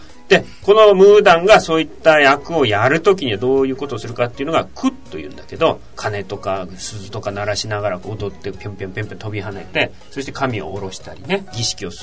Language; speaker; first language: Japanese; native; Japanese